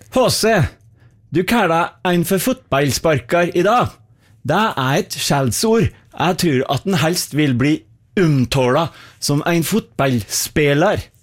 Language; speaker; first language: Norwegian; native; Norwegian